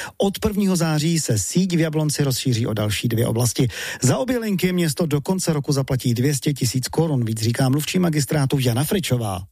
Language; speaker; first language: Czech; native; Czech